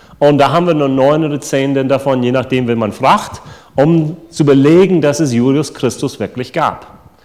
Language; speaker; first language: German; non-native, fluent; English